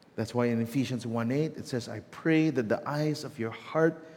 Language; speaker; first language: English; non-native, local second language; Filipino